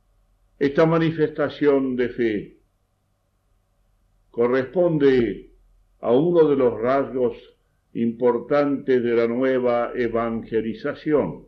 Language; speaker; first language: Spanish; native; Spanish